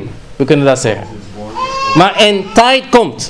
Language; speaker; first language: Dutch; non-native, fluent; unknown